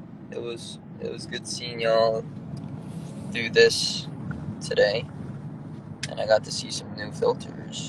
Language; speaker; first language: English; early bilingual, other home language; Korean